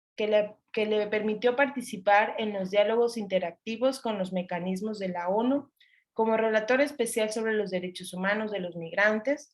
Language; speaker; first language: Spanish; native; Spanish